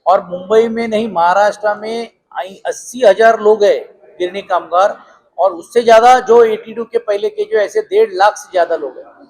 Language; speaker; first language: Hindi; non-native, local second language; Marathi